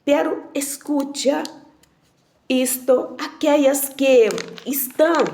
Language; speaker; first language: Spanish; non-native, learner; Portuguese